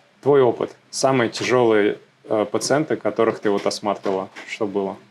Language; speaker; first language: Russian; native; Russian